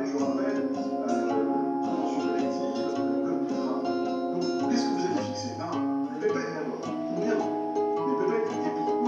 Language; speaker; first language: French; native; French